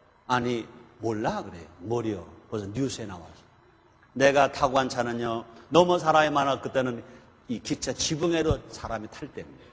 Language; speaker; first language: Korean; native; Korean